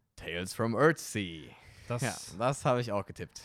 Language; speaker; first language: German; non-native, fluent; Romanian